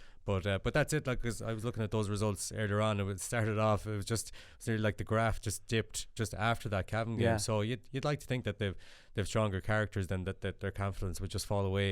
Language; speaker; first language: English; native; English